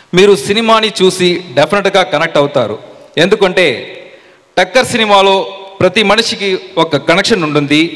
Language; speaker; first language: Telugu; non-native, learner; Tamil